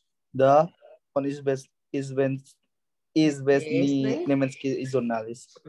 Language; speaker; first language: Russian; non-native, learner; Indonesian